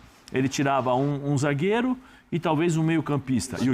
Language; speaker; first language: Portuguese; native; Portuguese